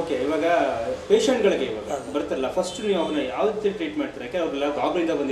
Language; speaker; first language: Kannada; native; Kannada